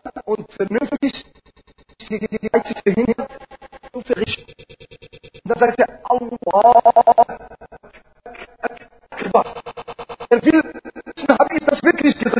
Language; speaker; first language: German; non-native, learner; Arabic